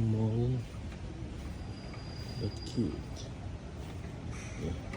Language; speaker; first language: English; non-native, local second language; Filipino